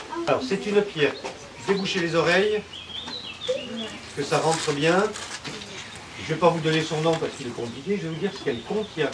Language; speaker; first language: French; native; French